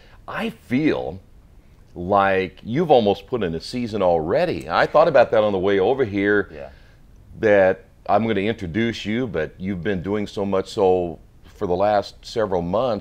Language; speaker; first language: English; native; English